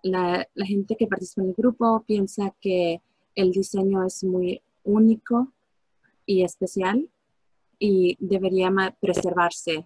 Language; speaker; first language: Spanish; early bilingual, heritage; Spanish